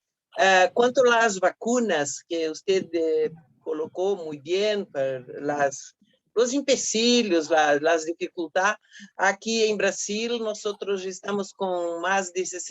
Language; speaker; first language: Spanish; non-native, fluent; Portuguese